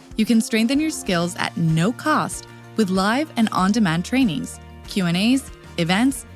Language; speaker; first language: English; non-native, fluent; Spanish